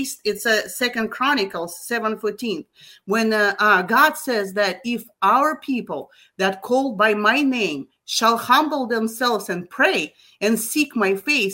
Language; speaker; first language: English; non-native, fluent; Russian